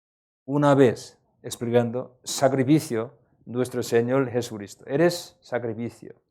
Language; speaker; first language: Spanish; non-native, learner; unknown